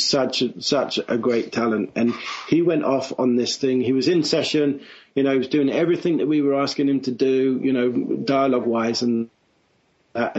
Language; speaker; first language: English; native; English